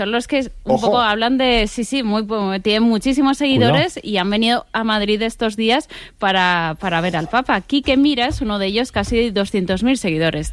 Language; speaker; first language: Spanish; native; Spanish